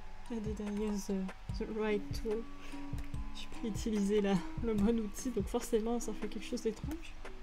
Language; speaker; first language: French; native; French